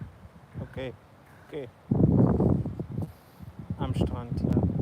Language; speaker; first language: German; non-native, learner; English